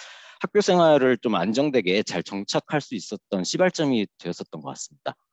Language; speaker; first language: Korean; native; Korean